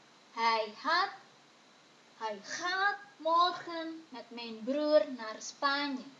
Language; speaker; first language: Dutch; non-native, fluent; Indonesian